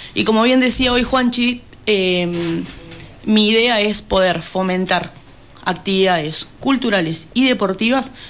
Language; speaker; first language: Spanish; native; Spanish